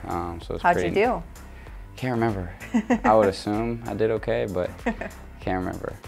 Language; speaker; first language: English; native; English